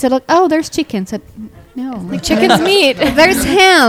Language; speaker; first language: English; non-native, fluent; Portuguese